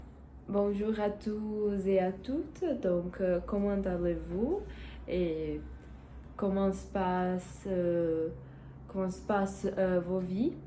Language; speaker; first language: French; non-native, learner; Portuguese